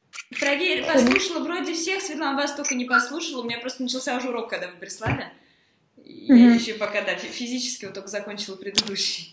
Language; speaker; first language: Russian; native; Russian